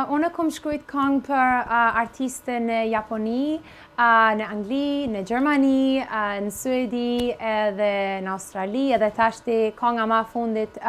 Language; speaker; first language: Albanian; early bilingual, heritage; Albanian